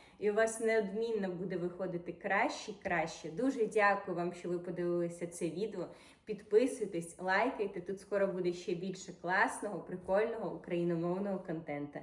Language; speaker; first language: Ukrainian; non-native, local second language; Russian